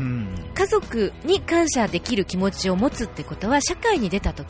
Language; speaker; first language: Japanese; native; Japanese